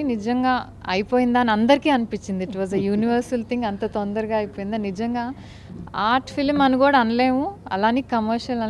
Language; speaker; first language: Telugu; native; Telugu